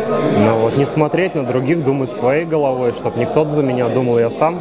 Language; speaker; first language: Russian; native; Russian